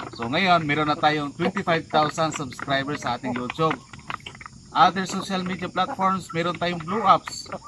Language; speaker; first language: Filipino; non-native, local second language; Cebuano